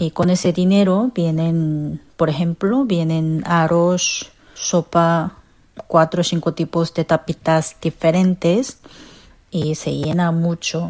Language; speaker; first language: Spanish; non-native, fluent; Korean